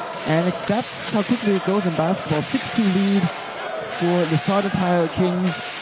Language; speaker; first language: English; native; English